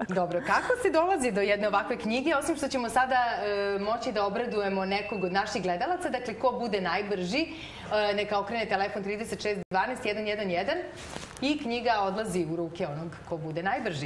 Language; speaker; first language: Serbian; native; Serbian